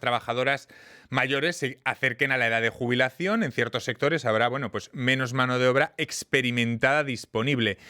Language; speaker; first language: Spanish; native; Spanish